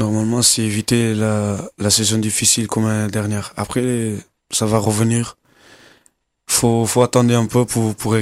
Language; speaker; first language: French; non-native, learner; Kabuverdianu